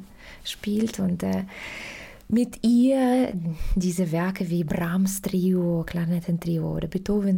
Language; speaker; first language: German; non-native, fluent; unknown